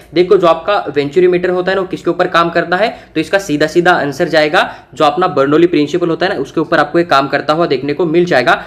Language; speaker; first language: Hindi; non-native, local second language; Marathi